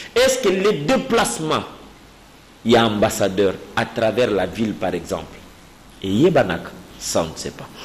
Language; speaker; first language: French; non-native, local second language; Luba-Lulua